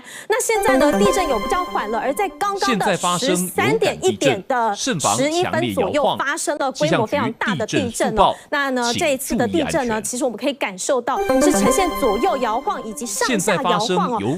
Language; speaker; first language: Chinese; native; Chinese